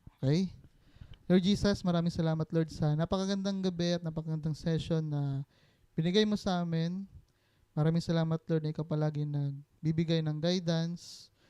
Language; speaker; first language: Filipino; non-native, local second language; Cebuano